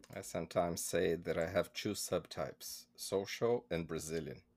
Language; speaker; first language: English; non-native, fluent; Portuguese